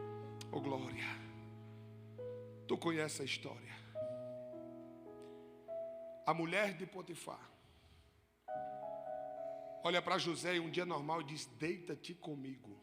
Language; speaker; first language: Portuguese; native; Portuguese